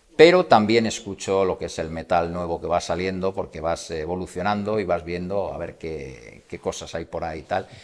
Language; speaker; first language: Spanish; native; Spanish